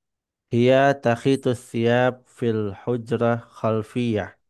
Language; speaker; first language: Arabic; non-native, fluent; Indonesian